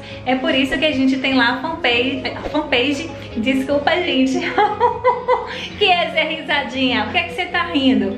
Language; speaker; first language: Portuguese; native; Portuguese